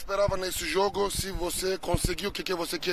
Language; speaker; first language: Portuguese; non-native, learner; Turkish